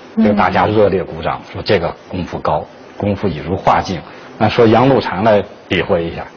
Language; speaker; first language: Chinese; native; Chinese